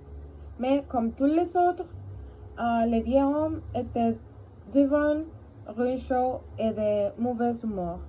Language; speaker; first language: French; non-native, learner; Spanish